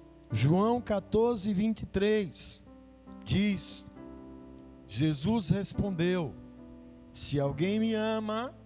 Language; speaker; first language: Portuguese; native; Portuguese